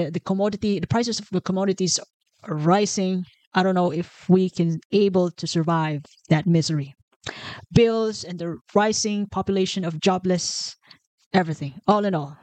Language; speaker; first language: English; non-native, local second language; Filipino